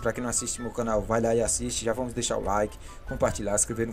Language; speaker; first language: Portuguese; native; Portuguese